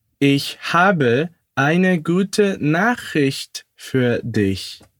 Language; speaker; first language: German; non-native, fluent; Portuguese